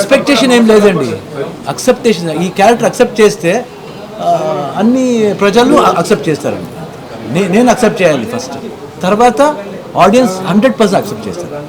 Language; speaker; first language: Telugu; non-native, learner; Kannada